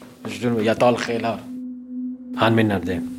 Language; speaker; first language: Swedish; non-native, learner; Arabic